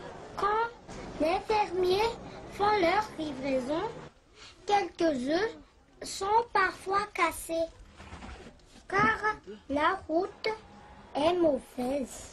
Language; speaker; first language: French; non-native, local second language; Malagasy